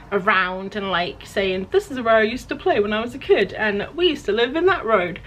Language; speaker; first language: English; native; English